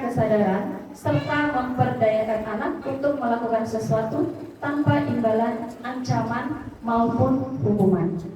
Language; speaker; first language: Indonesian; native; Indonesian